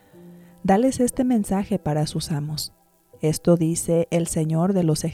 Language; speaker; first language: Spanish; native; Spanish